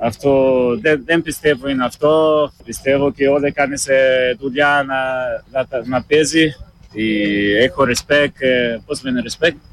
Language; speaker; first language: Greek; non-native, learner; Portuguese